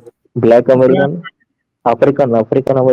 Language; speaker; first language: Hindi; native; Hindi